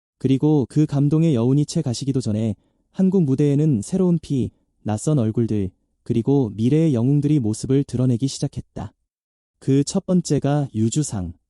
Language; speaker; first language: Korean; native; Korean